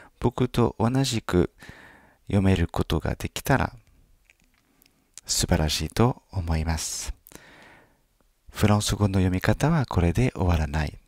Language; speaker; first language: Japanese; non-native, fluent; French